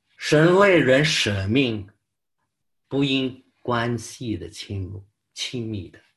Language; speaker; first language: Chinese; non-native, local second language; Cantonese